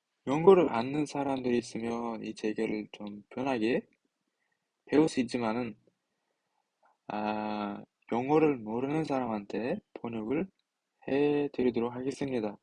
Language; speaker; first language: Korean; non-native, fluent; Uzbek